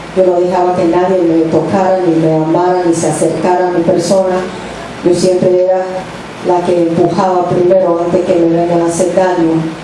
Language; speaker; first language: Spanish; early bilingual, heritage; English